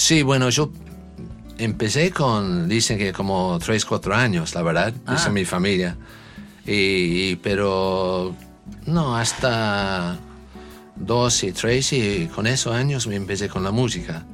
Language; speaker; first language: Spanish; non-native, learner; English